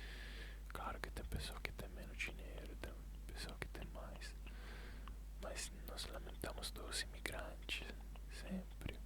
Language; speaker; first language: Portuguese; non-native, fluent; Italian